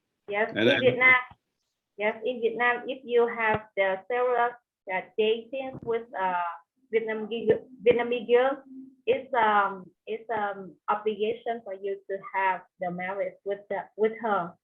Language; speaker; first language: English; non-native, learner; Vietnamese